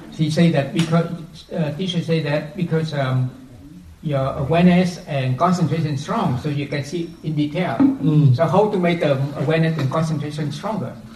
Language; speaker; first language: English; non-native, fluent; Vietnamese